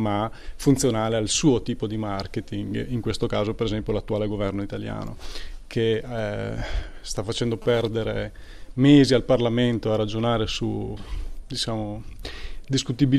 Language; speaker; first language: Italian; native; Italian